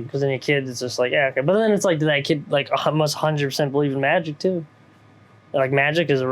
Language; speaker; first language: English; native; English